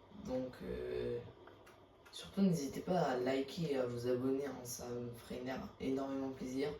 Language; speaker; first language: French; native; French